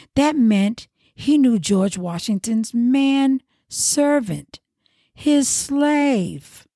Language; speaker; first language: English; native; English